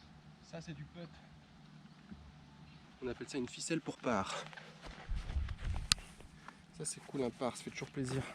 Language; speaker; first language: French; native; French